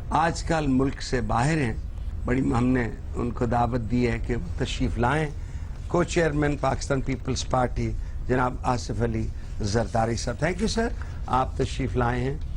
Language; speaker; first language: Urdu; non-native, local second language; Punjabi